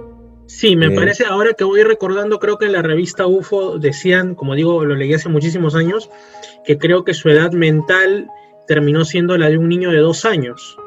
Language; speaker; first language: Spanish; native; Spanish